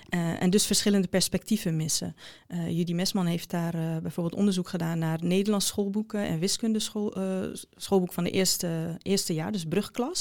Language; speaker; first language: Dutch; early bilingual, other home language; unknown